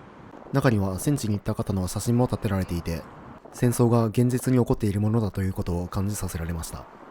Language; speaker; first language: Japanese; native; Japanese